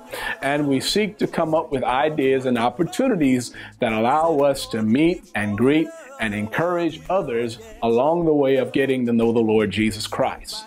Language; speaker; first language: English; native; English